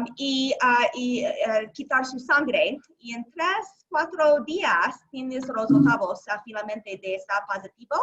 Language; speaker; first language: Spanish; non-native, learner; English